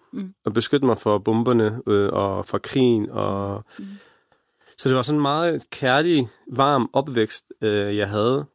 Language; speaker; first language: Danish; early bilingual, other home language; Arabic